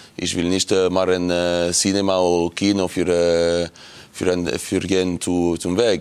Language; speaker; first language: German; non-native, local second language; French